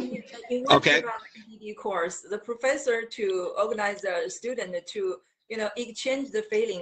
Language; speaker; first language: English; non-native, learner; Chinese